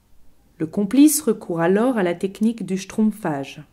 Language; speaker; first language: French; native; French